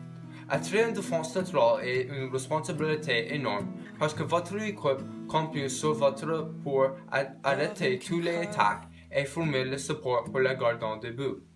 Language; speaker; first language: French; non-native, local second language; English